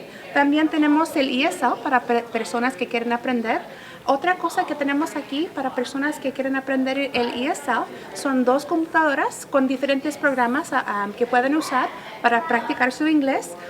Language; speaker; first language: Spanish; early bilingual, heritage; Spanish